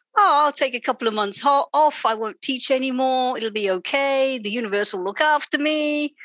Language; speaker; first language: English; native; English